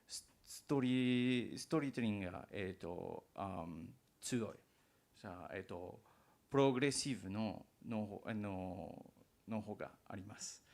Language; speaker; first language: Japanese; non-native, learner; English